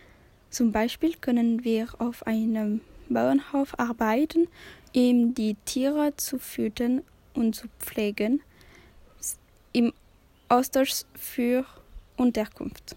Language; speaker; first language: German; non-native, learner; French